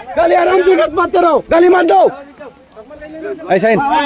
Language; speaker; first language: Hindi; non-native, learner; Bangla